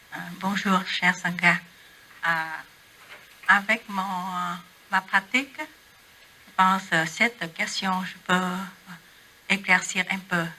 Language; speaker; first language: French; non-native, learner; Vietnamese